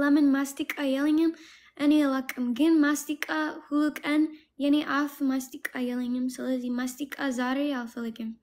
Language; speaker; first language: Amharic; non-native, learner; English